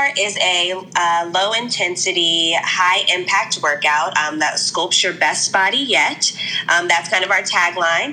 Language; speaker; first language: English; native; English